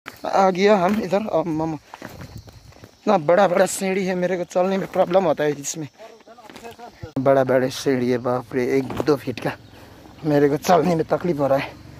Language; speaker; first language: Hindi; non-native, learner; Nepali